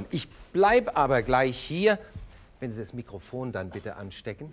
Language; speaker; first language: German; native; German